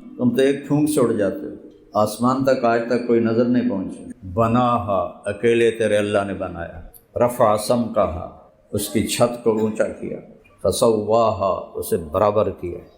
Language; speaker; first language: Urdu; non-native, local second language; Punjabi